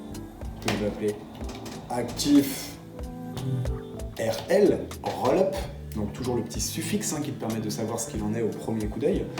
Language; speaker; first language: French; native; French